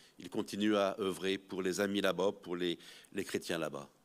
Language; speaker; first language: French; native; French